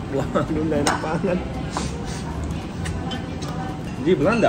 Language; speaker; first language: Indonesian; non-native, fluent; Japanese